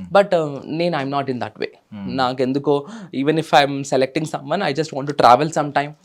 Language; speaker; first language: Telugu; native; Telugu